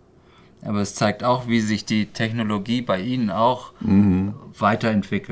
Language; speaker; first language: German; native; German